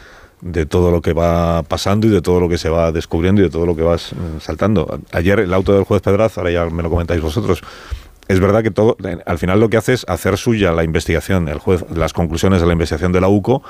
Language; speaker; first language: Spanish; native; Spanish